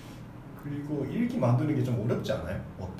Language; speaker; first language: Korean; non-native, fluent; Japanese